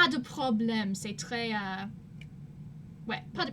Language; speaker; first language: French; non-native, learner; English